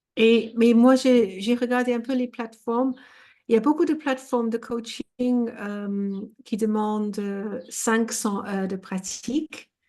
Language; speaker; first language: French; non-native, fluent; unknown